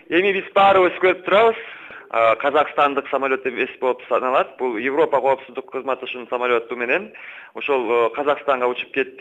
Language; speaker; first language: Kyrgyz; native; Kyrgyz